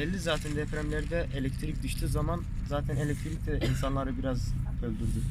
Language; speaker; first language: Turkish; non-native, local second language; Arabic